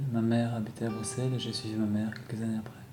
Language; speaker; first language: French; native; French